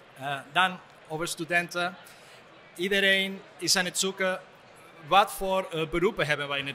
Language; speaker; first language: Dutch; non-native, fluent; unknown